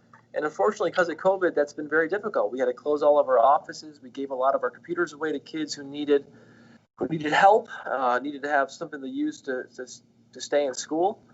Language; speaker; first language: English; native; English